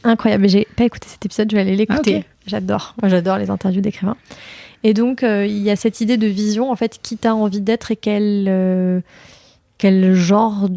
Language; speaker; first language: French; native; French